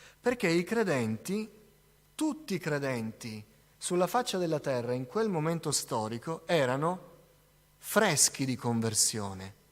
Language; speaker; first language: Italian; native; Italian